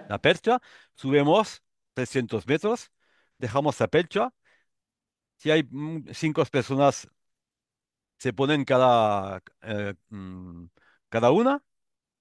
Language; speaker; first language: Spanish; non-native, learner; French